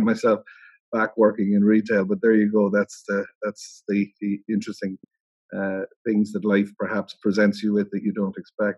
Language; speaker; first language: English; native; English